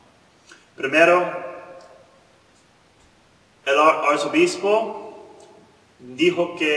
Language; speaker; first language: Spanish; non-native, learner; English